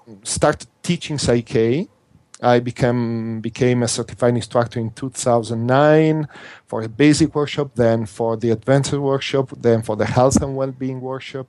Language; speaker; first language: English; non-native, fluent; Italian